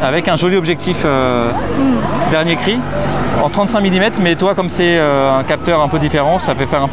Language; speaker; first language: French; native; French